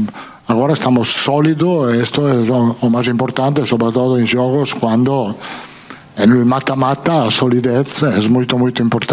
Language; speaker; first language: Portuguese; non-native, fluent; Italian